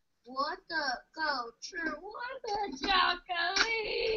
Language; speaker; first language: Chinese; non-native, learner; English